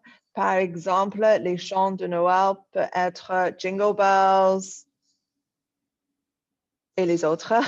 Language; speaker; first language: French; non-native, fluent; English